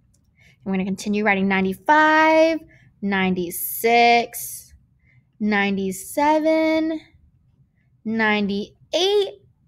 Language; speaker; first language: English; native; English